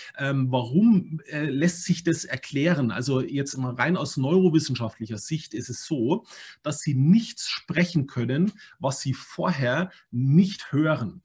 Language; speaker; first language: German; native; German